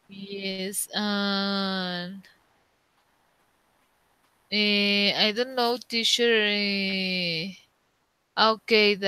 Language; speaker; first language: English; non-native, learner; Spanish